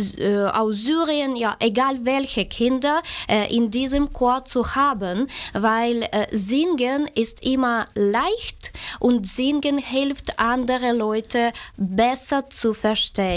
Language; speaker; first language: German; non-native, fluent; Ukrainian